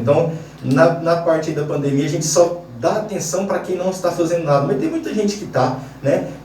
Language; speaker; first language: Portuguese; native; Portuguese